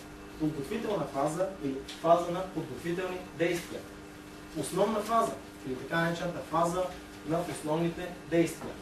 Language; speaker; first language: Bulgarian; native; Bulgarian